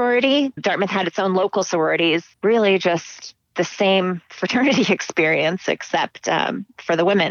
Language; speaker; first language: English; native; English